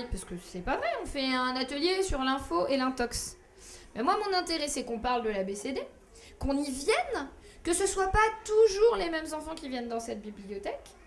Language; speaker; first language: French; native; French